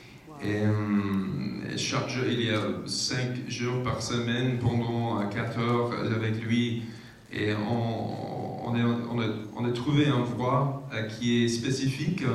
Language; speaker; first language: French; non-native, fluent; English